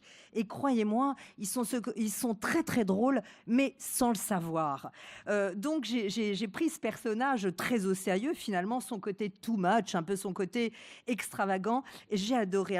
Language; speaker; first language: French; native; French